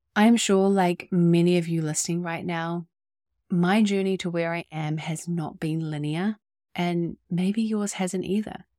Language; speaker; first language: English; native; English